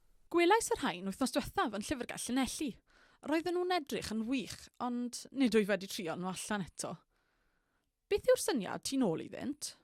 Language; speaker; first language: Welsh; native; Welsh